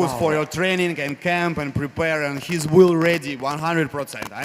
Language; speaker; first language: English; non-native, learner; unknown